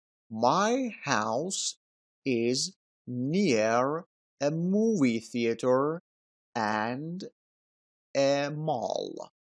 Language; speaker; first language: English; non-native, fluent; Persian